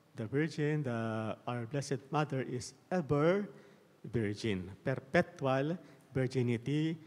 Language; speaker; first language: English; non-native, local second language; Filipino